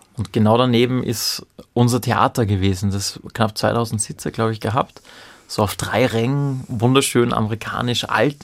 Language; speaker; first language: German; native; German